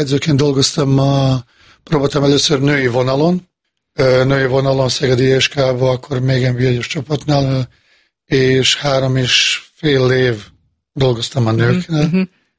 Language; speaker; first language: Hungarian; non-native, fluent; Bosnian